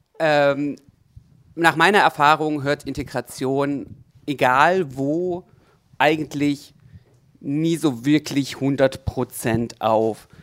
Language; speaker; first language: German; native; German